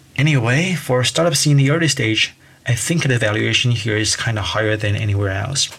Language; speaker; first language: English; non-native, fluent; Chinese